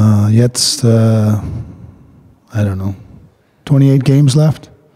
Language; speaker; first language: English; native; English